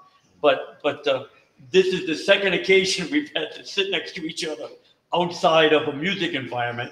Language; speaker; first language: English; native; English